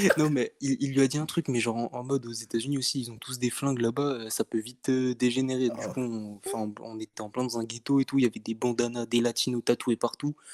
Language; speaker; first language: French; native; French